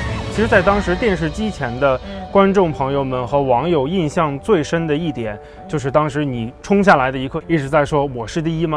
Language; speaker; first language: Chinese; native; Chinese